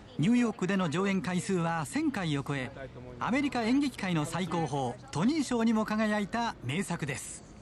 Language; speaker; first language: Japanese; native; Japanese